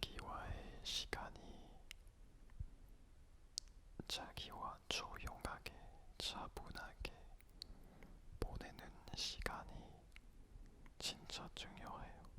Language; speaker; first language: Korean; non-native, fluent; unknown